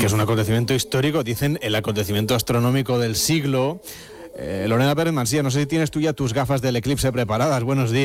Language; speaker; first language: Spanish; native; Spanish